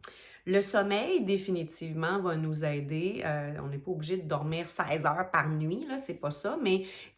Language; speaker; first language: French; native; French